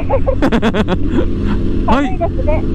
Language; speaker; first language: Japanese; native; Japanese